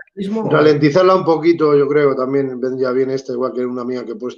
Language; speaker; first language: Spanish; native; Spanish